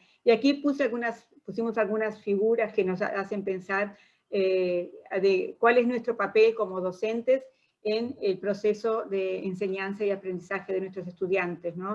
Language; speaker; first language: Spanish; non-native, fluent; Portuguese